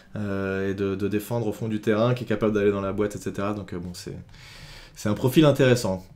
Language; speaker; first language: French; native; French